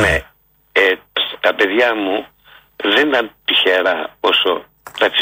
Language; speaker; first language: Greek; native; Greek